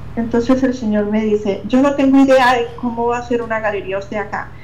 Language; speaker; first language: Spanish; native; Spanish